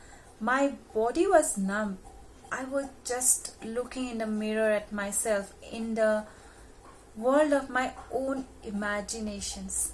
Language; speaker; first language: English; non-native, local second language; Hindi